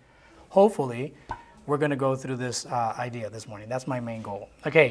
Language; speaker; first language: English; non-native, local second language; Spanish